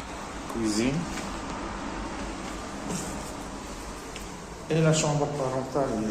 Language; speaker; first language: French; non-native, local second language; Arabic